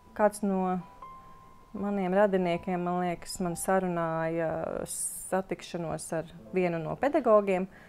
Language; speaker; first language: Latvian; native; Latvian